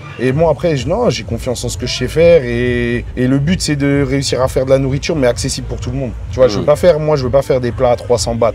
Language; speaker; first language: French; native; French